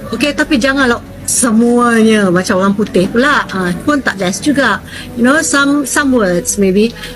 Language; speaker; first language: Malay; native; Malay